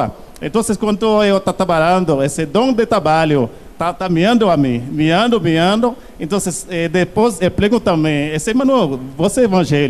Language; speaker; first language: Portuguese; non-native, learner; Haitian Creole